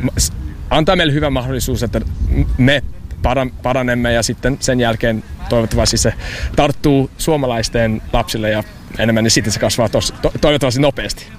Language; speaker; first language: Finnish; non-native, fluent; English